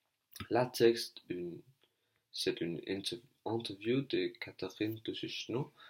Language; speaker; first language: French; non-native, learner; Danish